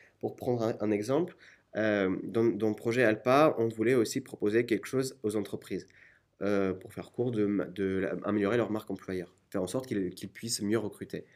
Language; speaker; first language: French; non-native, fluent; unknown